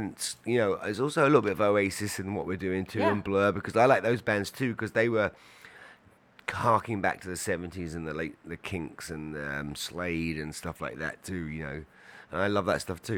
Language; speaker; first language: English; native; English